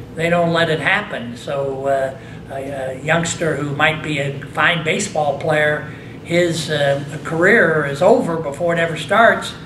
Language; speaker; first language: English; native; English